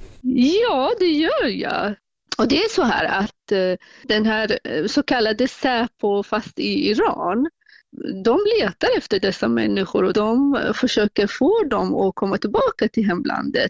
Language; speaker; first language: Swedish; non-native, fluent; Persian